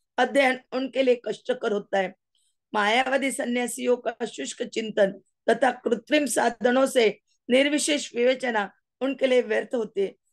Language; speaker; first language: Hindi; non-native, local second language; Marathi